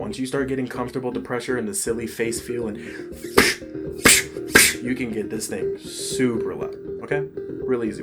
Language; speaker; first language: English; native; English